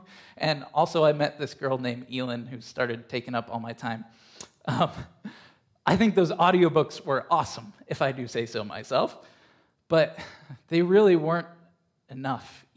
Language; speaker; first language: English; native; English